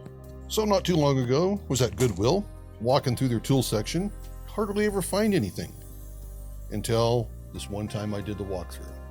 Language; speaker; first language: English; native; English